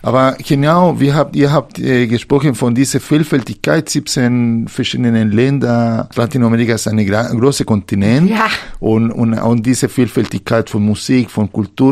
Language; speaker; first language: German; non-native, fluent; Spanish